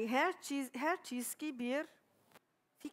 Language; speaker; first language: Turkish; non-native, fluent; German